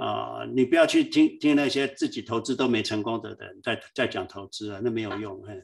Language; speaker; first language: Chinese; native; Chinese